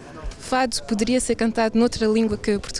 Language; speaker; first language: Portuguese; early bilingual, heritage; Portuguese